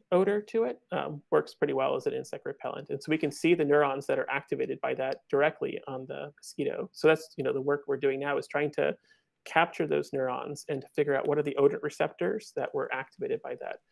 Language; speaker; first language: English; native; English